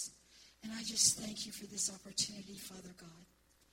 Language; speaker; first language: English; native; English